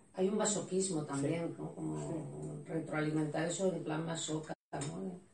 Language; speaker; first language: Spanish; non-native, fluent; Swedish